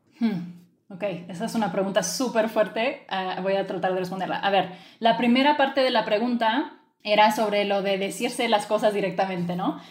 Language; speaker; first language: Spanish; early bilingual, other home language; French